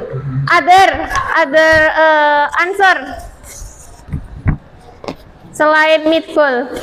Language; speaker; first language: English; non-native, learner; Indonesian